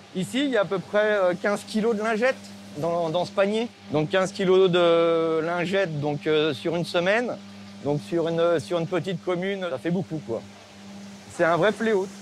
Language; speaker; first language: French; native; French